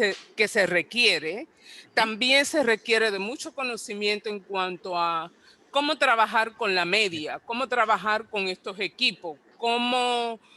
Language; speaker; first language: Spanish; non-native, fluent; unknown